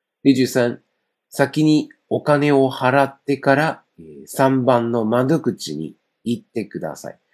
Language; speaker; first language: Japanese; non-native, fluent; Chinese